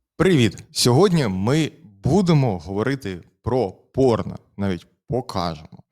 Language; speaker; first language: Ukrainian; native; Ukrainian